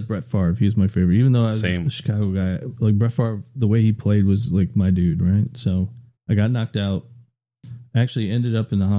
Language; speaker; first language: English; native; English